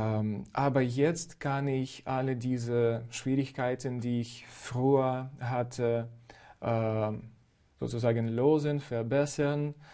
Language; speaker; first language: German; non-native, fluent; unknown